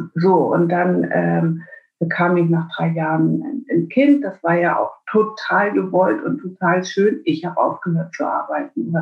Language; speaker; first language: German; native; German